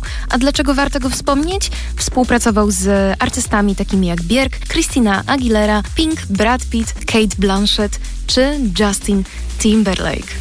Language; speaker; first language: Polish; native; Polish